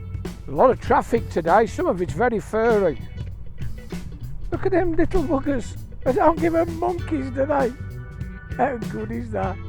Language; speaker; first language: English; native; English